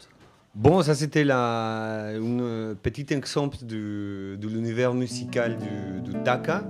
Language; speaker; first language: French; non-native, fluent; Spanish